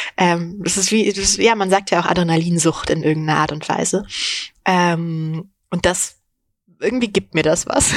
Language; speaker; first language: German; early bilingual, other home language; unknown